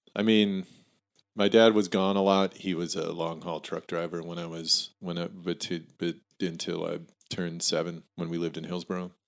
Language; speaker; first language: English; native; English